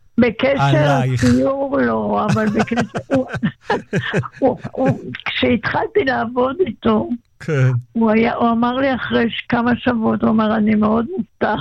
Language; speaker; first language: Hebrew; non-native, local second language; German